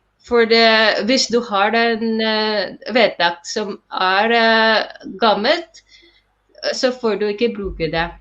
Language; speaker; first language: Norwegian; non-native, fluent; Filipino